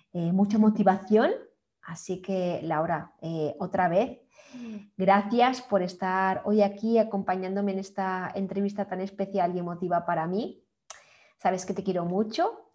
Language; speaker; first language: Spanish; native; Spanish